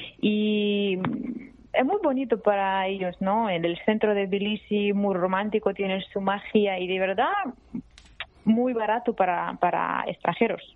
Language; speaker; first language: Spanish; non-native, fluent; Georgian